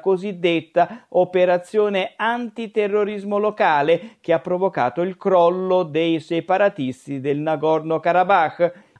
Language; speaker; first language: Italian; native; Italian